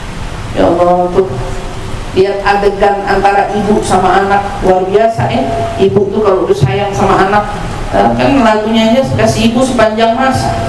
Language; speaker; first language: Indonesian; native; Indonesian